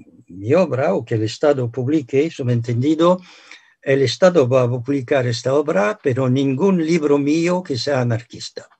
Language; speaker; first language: Spanish; non-native, fluent; French